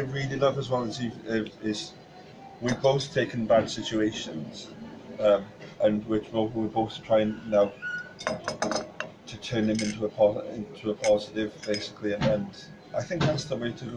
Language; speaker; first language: English; native; English